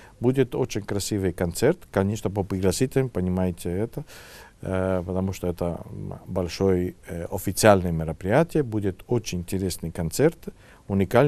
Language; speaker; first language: Russian; non-native, fluent; Greek